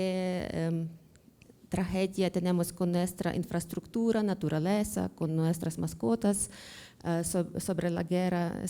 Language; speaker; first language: Spanish; non-native, learner; Ukrainian